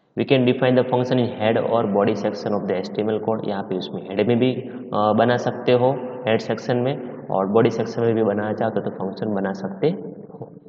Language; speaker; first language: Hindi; non-native, local second language; Gujarati